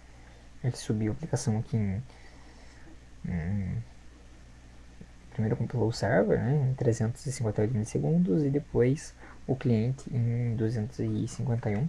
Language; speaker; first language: Portuguese; native; Portuguese